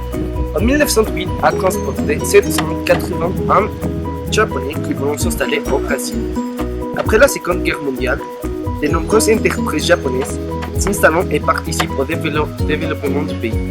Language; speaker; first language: French; non-native, fluent; Spanish